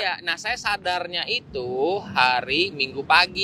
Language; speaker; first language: Indonesian; native; Indonesian